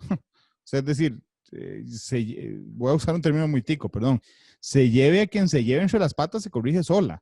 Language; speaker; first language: Spanish; native; Spanish